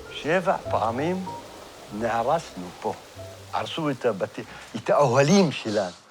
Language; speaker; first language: Hebrew; non-native, local second language; Arabic